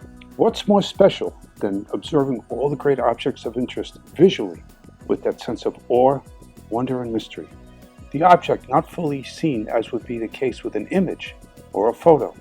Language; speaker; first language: English; native; English